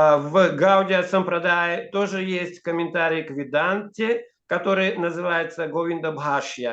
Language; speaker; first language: Russian; native; Russian